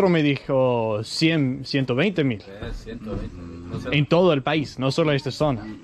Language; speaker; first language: Spanish; non-native, learner; Danish